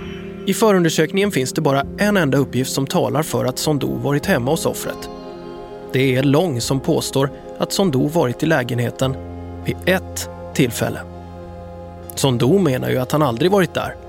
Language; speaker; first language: Swedish; native; Swedish